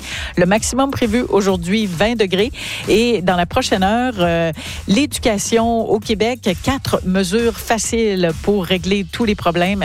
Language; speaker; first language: French; native; French